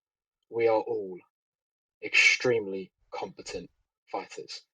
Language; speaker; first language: English; native; English